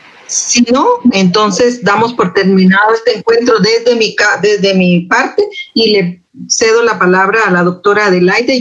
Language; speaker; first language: Spanish; native; Spanish